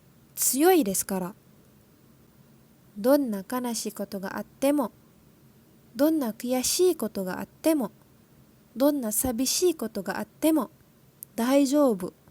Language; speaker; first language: Japanese; non-native, learner; Malay